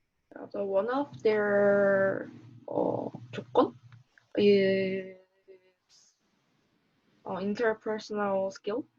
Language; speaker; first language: English; non-native, learner; Korean